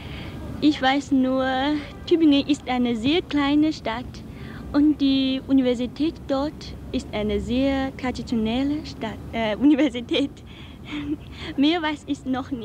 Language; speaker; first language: German; non-native, learner; Chinese